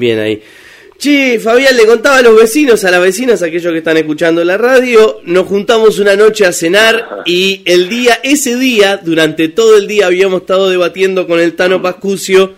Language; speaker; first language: Spanish; native; Spanish